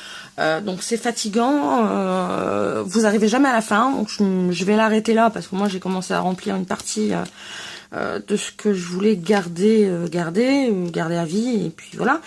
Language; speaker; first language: French; native; French